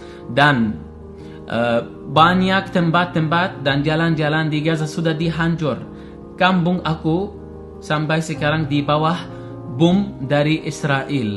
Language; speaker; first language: Indonesian; non-native, learner; Arabic